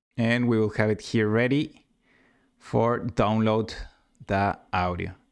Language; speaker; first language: English; non-native, fluent; Spanish